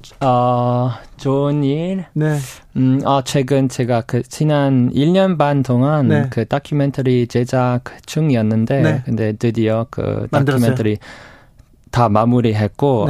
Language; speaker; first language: Korean; non-native, fluent; English